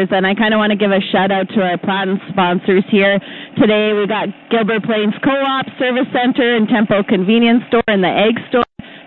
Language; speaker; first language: English; native; English